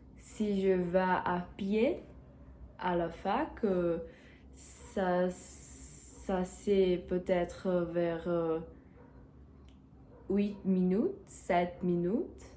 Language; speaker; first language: French; non-native, learner; Portuguese